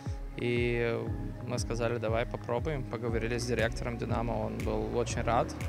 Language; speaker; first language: Russian; non-native, local second language; Romanian